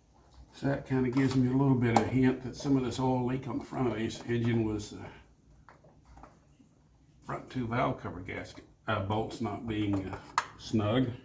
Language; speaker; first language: English; native; English